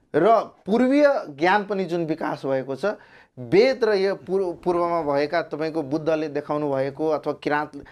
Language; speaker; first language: Nepali; non-native, local second language; Maithili